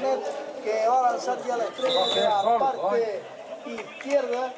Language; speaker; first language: Spanish; native; Spanish